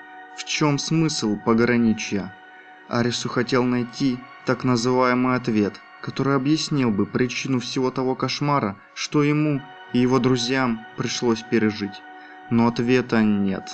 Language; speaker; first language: Russian; native; Russian